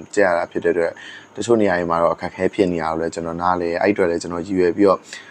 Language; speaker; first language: Burmese; native; Burmese